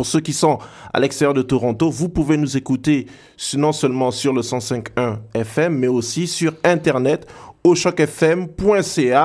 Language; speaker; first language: French; native; French